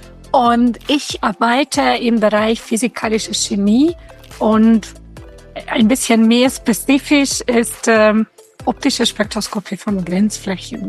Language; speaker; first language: German; non-native, fluent; Hungarian